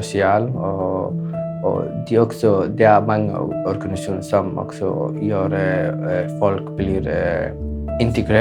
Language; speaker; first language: Norwegian; non-native, learner; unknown